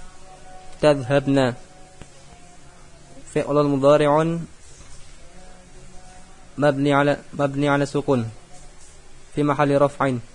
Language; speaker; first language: Arabic; non-native, learner; Indonesian